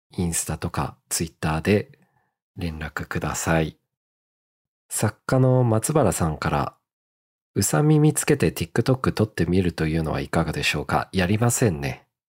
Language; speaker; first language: Japanese; early bilingual, heritage; Japanese